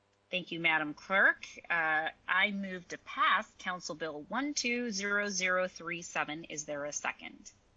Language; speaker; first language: English; early bilingual, other home language; Spanish